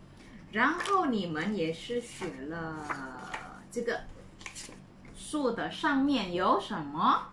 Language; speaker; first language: Chinese; non-native, fluent; Indonesian